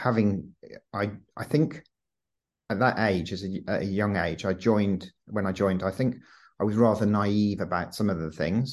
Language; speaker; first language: English; native; English